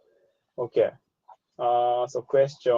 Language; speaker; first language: English; non-native, learner; Japanese